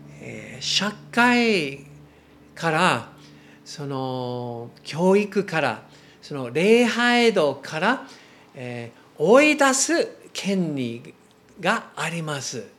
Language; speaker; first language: Japanese; non-native, learner; English